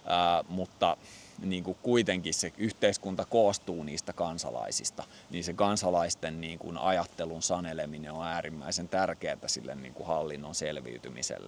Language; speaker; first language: Finnish; native; Finnish